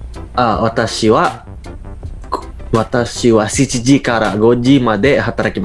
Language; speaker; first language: Japanese; non-native, learner; Indonesian